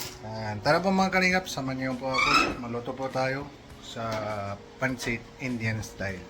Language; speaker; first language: Filipino; non-native, local second language; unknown